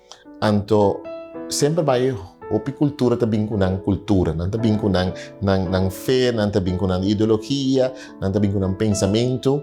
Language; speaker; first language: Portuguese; early bilingual, heritage; Portuguese